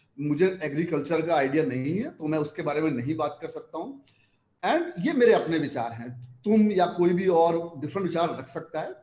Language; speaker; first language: Hindi; non-native, local second language; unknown